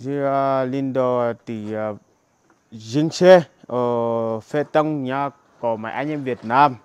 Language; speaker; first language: Vietnamese; non-native, learner; Portuguese